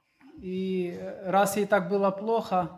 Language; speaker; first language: Polish; non-native, learner; Russian